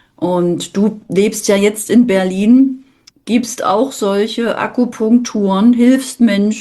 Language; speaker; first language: German; native; German